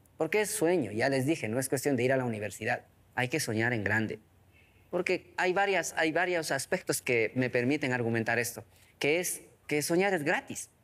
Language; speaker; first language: Spanish; non-native, local second language; Quechua